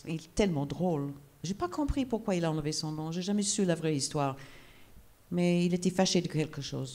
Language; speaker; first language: French; non-native, fluent; English